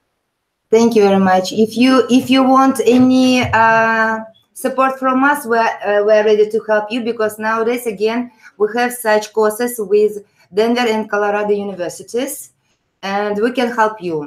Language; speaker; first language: English; non-native, fluent; Uzbek